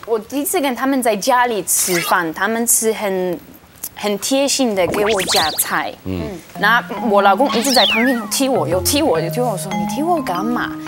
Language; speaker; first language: Chinese; non-native, fluent; Polish